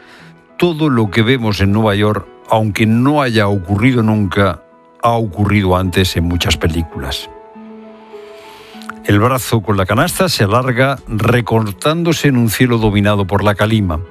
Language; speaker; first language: Spanish; native; Spanish